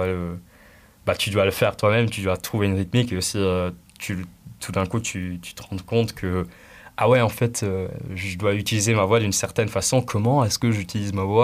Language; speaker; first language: French; non-native, local second language; Luxembourgish